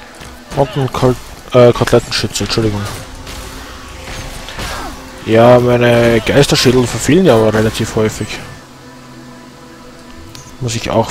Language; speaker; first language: German; native; German